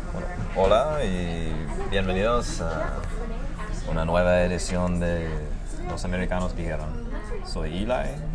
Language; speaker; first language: Spanish; non-native, fluent; English